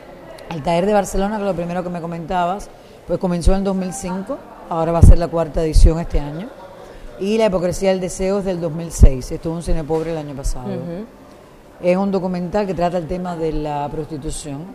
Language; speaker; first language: Spanish; native; Spanish